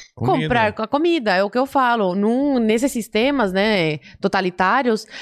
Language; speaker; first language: Portuguese; early bilingual, other home language; Spanish